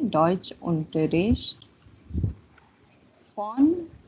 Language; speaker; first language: German; non-native, fluent; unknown